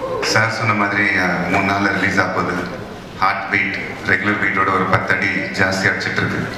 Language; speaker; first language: Tamil; non-native, local second language; Telugu